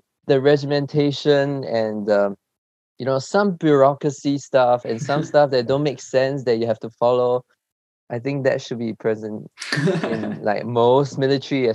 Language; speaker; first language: English; early bilingual, other home language; Chinese